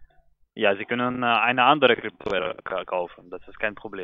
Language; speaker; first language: German; non-native, learner; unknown